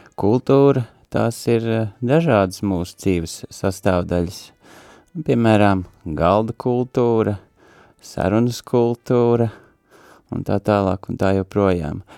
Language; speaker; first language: Latvian; native; Latvian